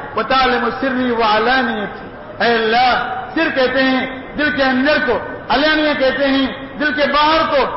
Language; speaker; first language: Urdu; non-native, local second language; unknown